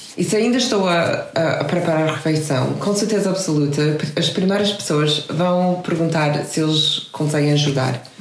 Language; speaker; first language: Portuguese; non-native, fluent; English